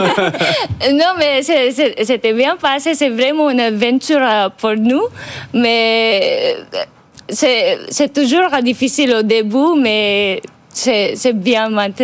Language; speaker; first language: French; non-native, fluent; Filipino